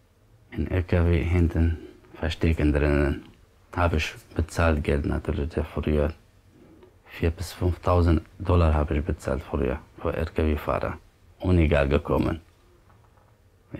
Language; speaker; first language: German; non-native, learner; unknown